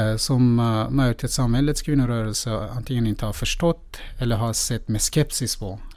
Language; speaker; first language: Swedish; non-native, fluent; Persian